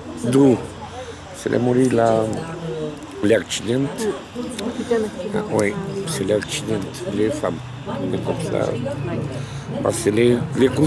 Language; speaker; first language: French; non-native, learner; Romanian